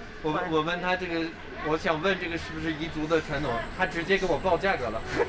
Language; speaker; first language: Chinese; non-native, fluent; English